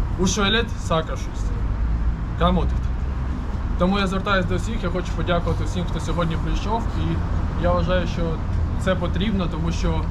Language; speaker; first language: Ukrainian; early bilingual, other home language; Georgian